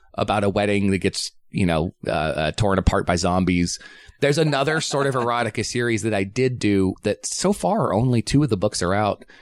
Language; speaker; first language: English; native; English